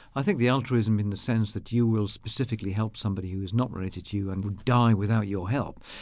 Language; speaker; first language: English; native; English